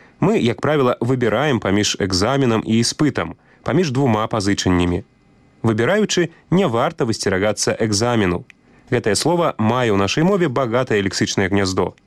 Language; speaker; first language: Belarusian; native; Belarusian